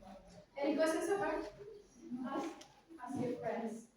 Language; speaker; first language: English; non-native, learner; Indonesian